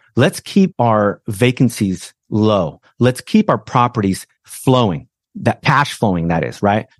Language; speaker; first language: English; non-native, fluent; Portuguese